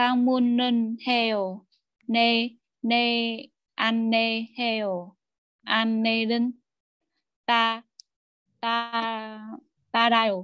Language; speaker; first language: Korean; non-native, learner; Vietnamese